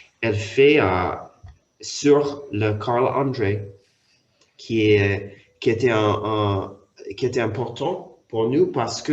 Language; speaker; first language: French; non-native, fluent; English